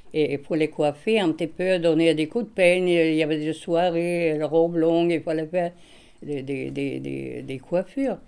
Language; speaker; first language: French; non-native, fluent; Swedish